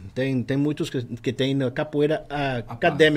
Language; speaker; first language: Portuguese; non-native, learner; Spanish